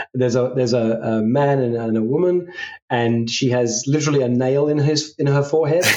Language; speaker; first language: English; native; English